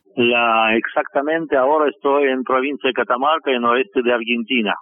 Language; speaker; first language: Spanish; non-native, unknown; Russian